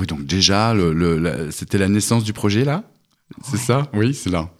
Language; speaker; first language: French; native; French